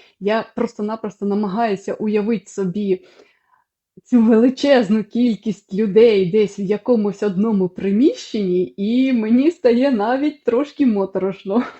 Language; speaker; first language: Ukrainian; non-native, local second language; Russian